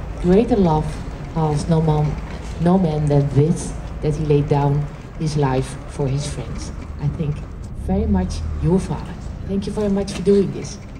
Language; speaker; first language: English; non-native, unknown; Dutch